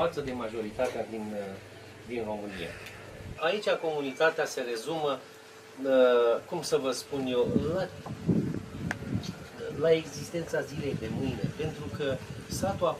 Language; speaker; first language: Romanian; non-native, local second language; Turkish